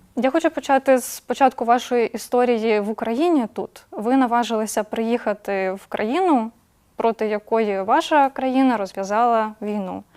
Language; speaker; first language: Ukrainian; native; Ukrainian